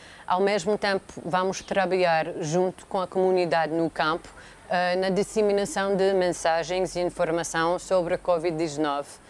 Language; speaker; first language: Portuguese; non-native, fluent; English